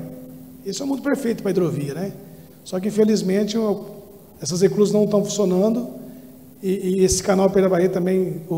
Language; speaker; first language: Portuguese; native; Portuguese